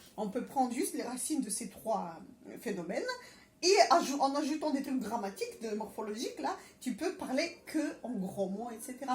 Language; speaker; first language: French; non-native, fluent; Russian